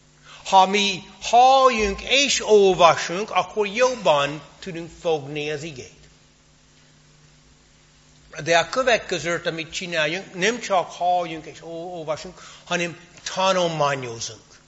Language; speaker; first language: Hungarian; non-native, fluent; English